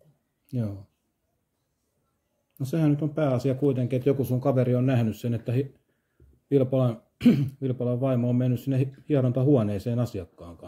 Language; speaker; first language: Finnish; native; Finnish